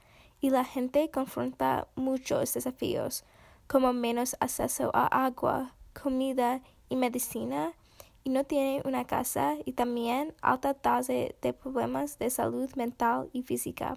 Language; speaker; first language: Spanish; non-native, learner; English